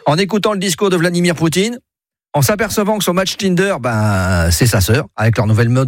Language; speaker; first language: French; native; French